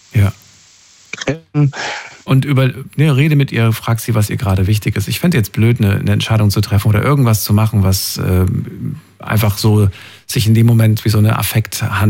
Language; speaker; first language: German; native; German